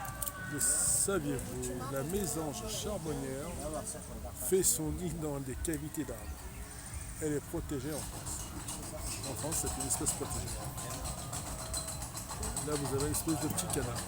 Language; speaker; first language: French; native; French